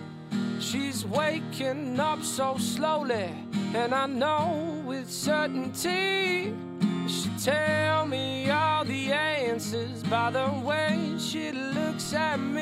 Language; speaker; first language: English; native; English